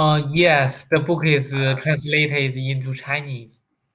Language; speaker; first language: English; non-native, learner; Chinese